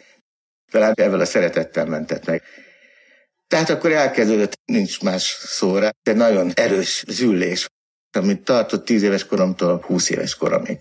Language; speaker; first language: Hungarian; native; Hungarian